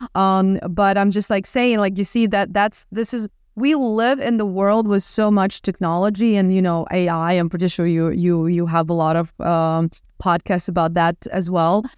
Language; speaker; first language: English; non-native, fluent; Russian